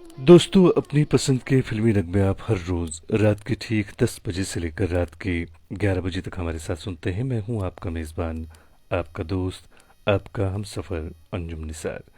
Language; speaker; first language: Hindi; non-native, local second language; Kashmiri